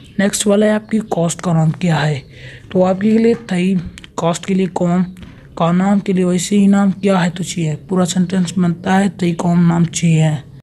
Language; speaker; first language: Urdu; non-native, local second language; Baluchi